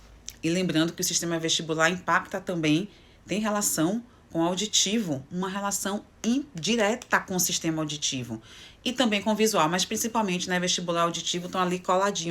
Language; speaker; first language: Portuguese; native; Portuguese